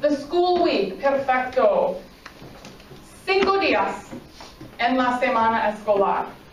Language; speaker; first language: Spanish; non-native, fluent; English